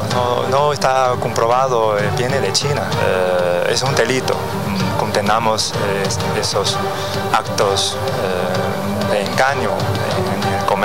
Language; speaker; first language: Spanish; non-native, learner; Chinese